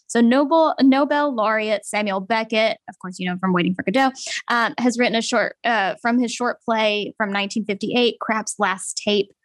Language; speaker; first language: English; native; English